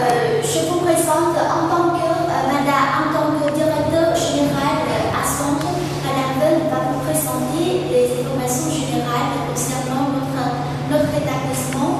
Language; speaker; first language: French; non-native, fluent; Vietnamese